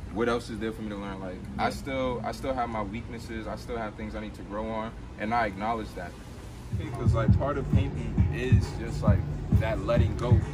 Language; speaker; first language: English; native; English